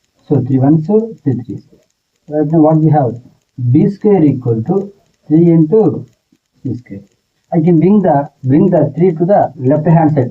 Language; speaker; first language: English; non-native, local second language; Telugu